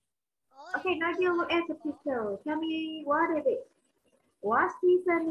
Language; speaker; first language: English; non-native, learner; Vietnamese